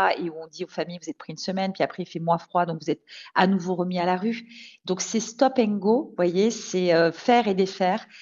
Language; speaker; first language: French; native; French